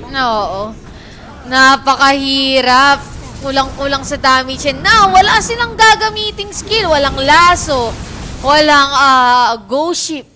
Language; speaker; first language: Filipino; non-native, local second language; Cebuano